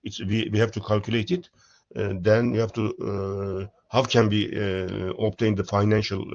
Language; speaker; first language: English; non-native, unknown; Turkish